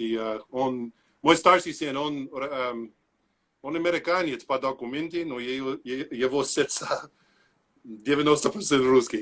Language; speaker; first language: Russian; non-native, learner; English